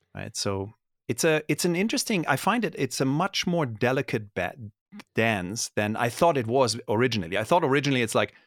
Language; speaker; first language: English; non-native, fluent; German